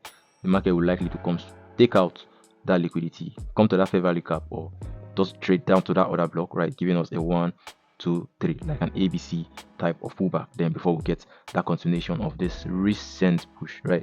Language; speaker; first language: English; native; English